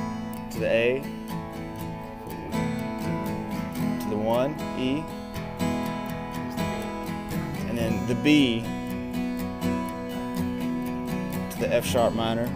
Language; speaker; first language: English; native; English